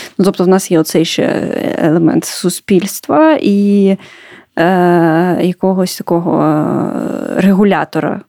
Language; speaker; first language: Ukrainian; non-native, local second language; Russian